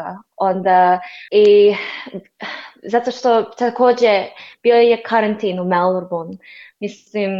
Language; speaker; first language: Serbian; non-native, learner; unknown